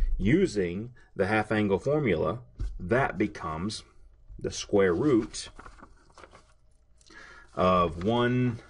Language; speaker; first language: English; native; English